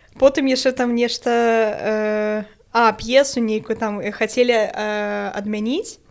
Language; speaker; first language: Belarusian; non-native, local second language; Russian